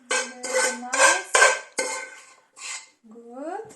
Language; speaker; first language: English; non-native, learner; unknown